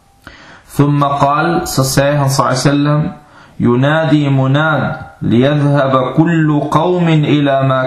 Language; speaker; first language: Danish; early bilingual, other home language; Arabic